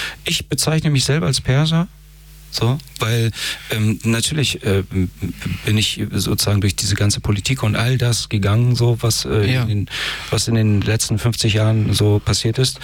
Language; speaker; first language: German; early bilingual, other home language; Persian